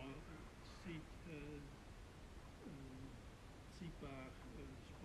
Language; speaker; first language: French; non-native, fluent; Dutch